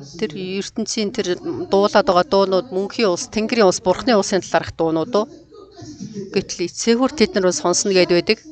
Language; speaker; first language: Mongolian; non-native, fluent; Korean